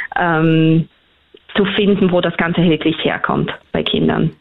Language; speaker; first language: German; early bilingual, other home language; Hungarian